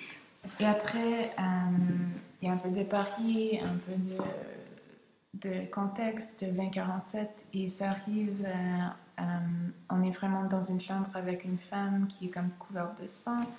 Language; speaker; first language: French; non-native, local second language; English